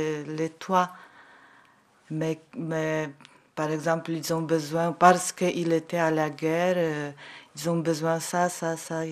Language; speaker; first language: French; non-native, learner; Ukrainian